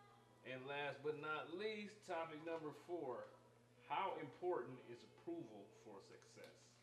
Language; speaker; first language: English; native; English